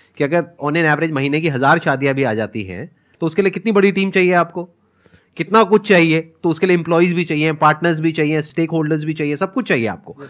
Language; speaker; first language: Hindi; native; Hindi